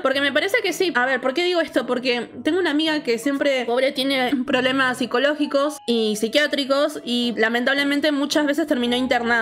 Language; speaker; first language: Spanish; native; Spanish